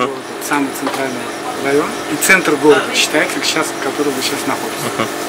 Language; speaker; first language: Russian; non-native, local second language; Uzbek